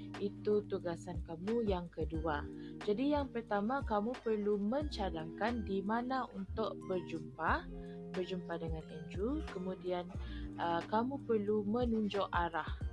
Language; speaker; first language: Malay; native; Malay